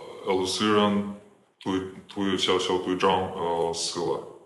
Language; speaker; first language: Chinese; non-native, fluent; Ukrainian